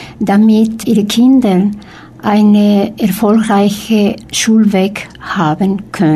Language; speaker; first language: German; non-native, fluent; Spanish